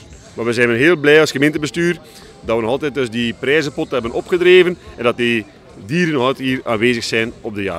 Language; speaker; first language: Dutch; native; Dutch